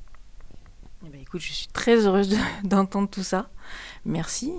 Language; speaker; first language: French; native; French